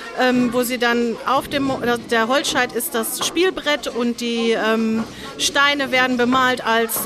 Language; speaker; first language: German; native; German